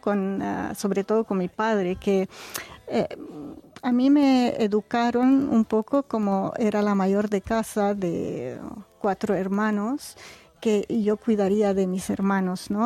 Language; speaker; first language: Spanish; non-native, fluent; Arabic